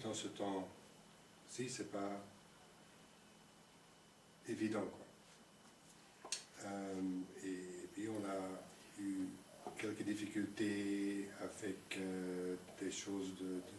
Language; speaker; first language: French; non-native, local second language; Dutch